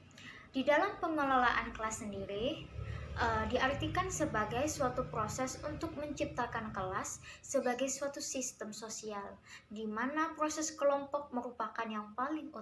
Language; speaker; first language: Indonesian; native; Indonesian